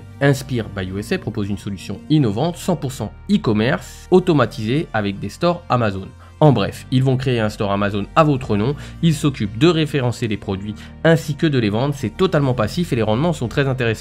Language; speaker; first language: French; native; French